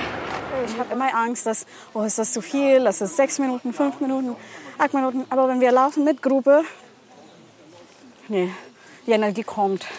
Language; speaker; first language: German; non-native, learner; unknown